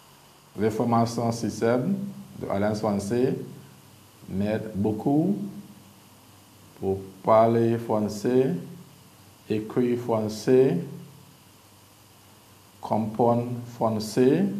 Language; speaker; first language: French; non-native, learner; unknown